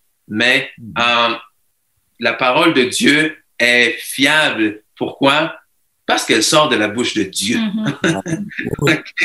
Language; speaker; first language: French; native; French